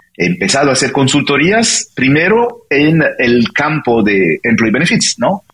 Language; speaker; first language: Spanish; non-native, fluent; French